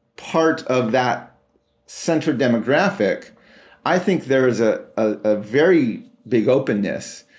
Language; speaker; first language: English; native; English